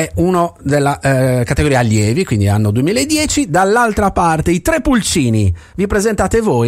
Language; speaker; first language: Italian; native; Italian